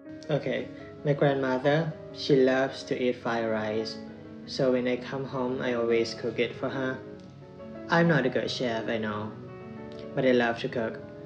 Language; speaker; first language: English; non-native, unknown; Thai